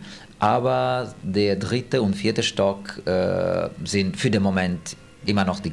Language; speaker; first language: German; non-native, fluent; Italian